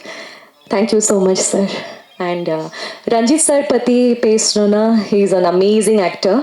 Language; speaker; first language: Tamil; non-native, fluent; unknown